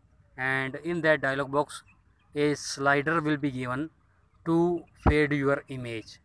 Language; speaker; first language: English; non-native, local second language; Hindi